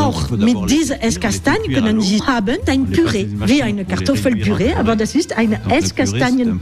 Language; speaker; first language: German; non-native, learner; French